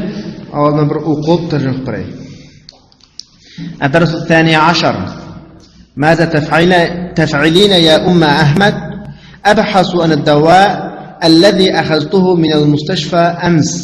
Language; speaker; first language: Arabic; non-native, fluent; Uzbek